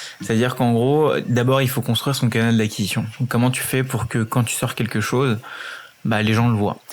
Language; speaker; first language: French; early bilingual, other home language; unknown